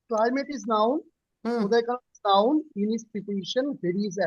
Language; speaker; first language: English; non-native, learner; Hindi